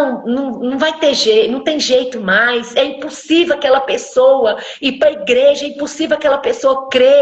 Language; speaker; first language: Portuguese; native; Portuguese